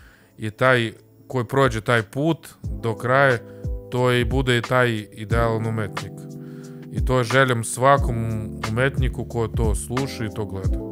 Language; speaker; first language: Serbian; non-native, learner; Russian